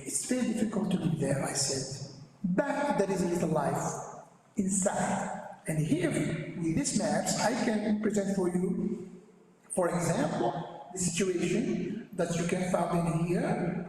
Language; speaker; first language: English; non-native, learner; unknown